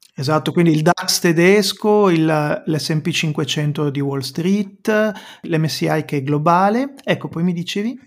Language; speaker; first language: Italian; native; Italian